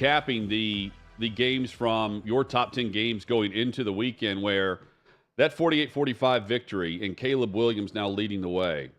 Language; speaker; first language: English; native; English